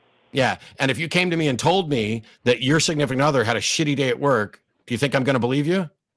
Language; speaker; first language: English; native; English